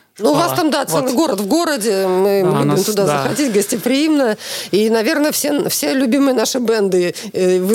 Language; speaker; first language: Russian; native; Russian